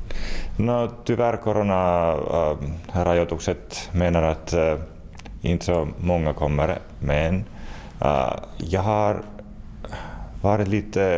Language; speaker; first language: Swedish; non-native, local second language; Finnish